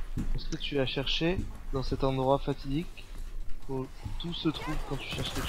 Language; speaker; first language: French; native; French